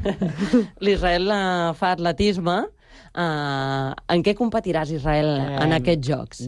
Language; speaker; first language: Catalan; native; Catalan